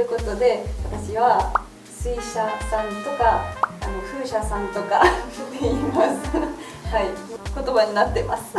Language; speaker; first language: Japanese; non-native, fluent; French